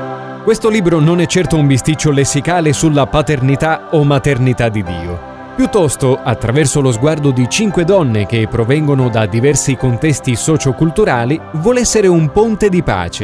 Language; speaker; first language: Italian; native; Italian